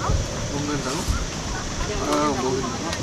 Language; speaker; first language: Korean; native; Korean